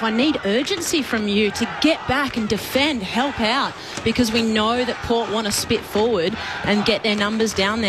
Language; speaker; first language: English; native; English